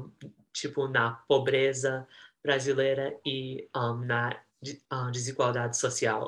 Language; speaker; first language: Portuguese; early bilingual, heritage; Portuguese